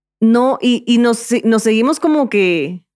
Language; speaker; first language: Spanish; native; Spanish